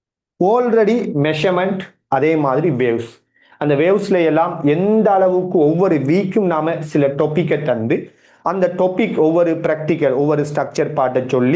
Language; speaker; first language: Tamil; native; Tamil